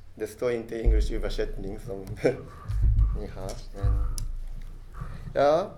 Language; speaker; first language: Swedish; non-native, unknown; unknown